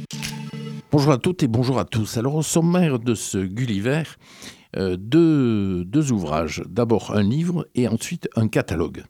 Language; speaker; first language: French; native; French